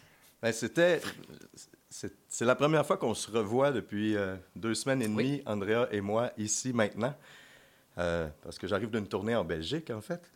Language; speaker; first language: French; native; French